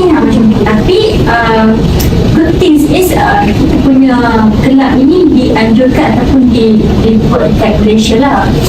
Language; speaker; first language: Malay; native; Malay